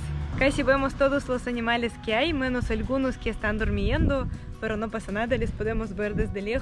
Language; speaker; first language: Spanish; non-native, learner; Russian